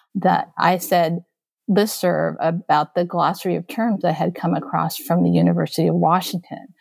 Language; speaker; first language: English; early bilingual, other home language; Japanese